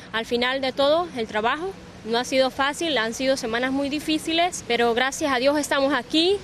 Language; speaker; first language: Spanish; native; Spanish